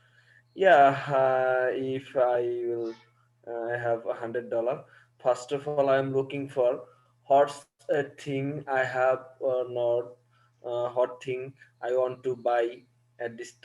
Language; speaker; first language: English; non-native, learner; Bangla